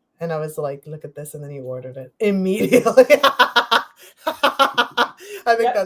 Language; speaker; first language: English; native; English